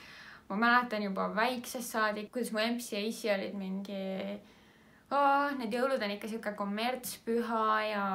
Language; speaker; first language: Estonian; native; Estonian